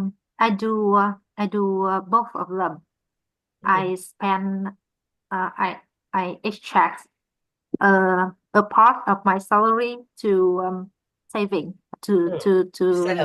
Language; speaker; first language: English; non-native, learner; Vietnamese